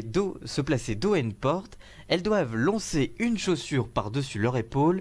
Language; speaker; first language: French; native; French